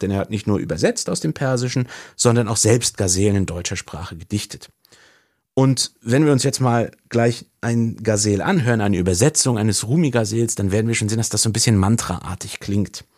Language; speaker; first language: German; native; German